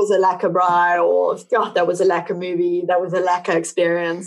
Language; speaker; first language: English; native; English